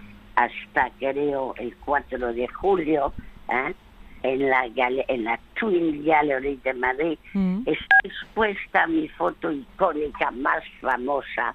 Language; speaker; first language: Spanish; early bilingual, other home language; French